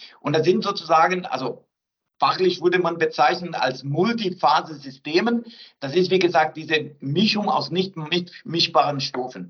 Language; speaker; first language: German; non-native, fluent; Portuguese